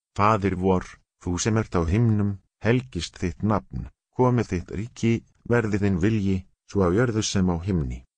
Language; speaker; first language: Icelandic; non-native, learner; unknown